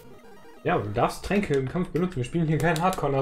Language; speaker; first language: German; native; German